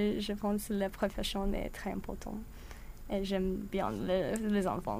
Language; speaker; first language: French; non-native, learner; English